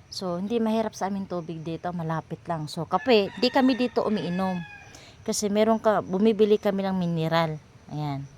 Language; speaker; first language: Filipino; non-native, local second language; Cebuano